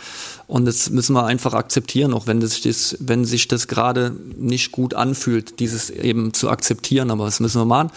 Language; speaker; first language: German; native; German